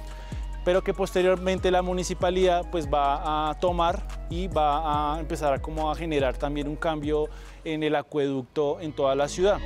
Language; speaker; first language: Spanish; native; Spanish